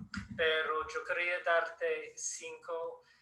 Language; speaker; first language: Spanish; non-native, learner; English